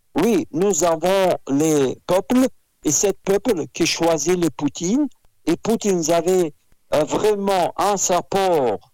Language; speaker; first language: French; non-native, fluent; Russian